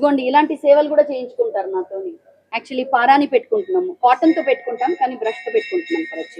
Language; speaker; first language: Telugu; non-native, local second language; Bangla